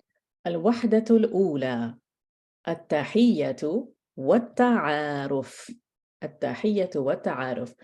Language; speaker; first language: Arabic; non-native, fluent; English